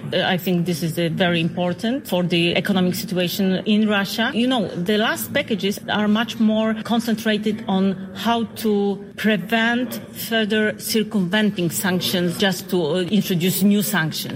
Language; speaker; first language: English; non-native, fluent; Polish